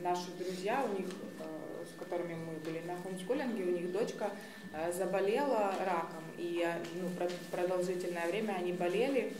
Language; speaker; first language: Russian; native; Russian